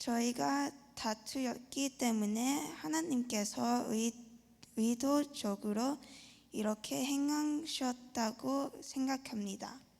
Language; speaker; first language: Korean; early bilingual, heritage; Korean